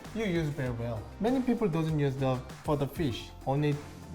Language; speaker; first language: English; non-native, learner; Korean